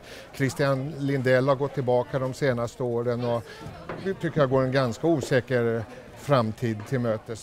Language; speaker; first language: Swedish; native; Swedish